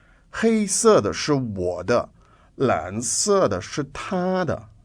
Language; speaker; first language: Chinese; non-native, learner; English